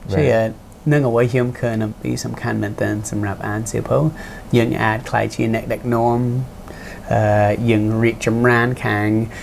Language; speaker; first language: Khmer; non-native, fluent; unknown